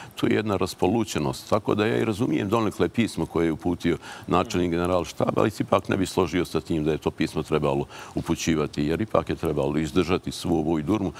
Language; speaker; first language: Croatian; native; Croatian